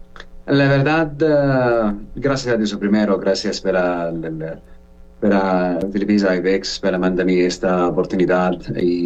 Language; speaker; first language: Spanish; non-native, learner; Arabic